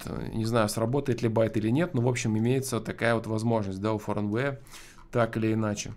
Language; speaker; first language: Russian; native; Russian